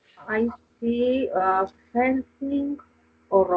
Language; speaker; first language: English; non-native, learner; Spanish